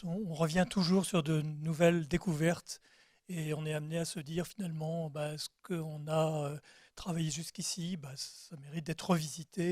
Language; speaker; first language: French; native; French